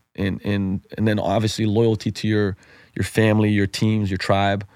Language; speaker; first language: English; non-native, fluent; Slovenian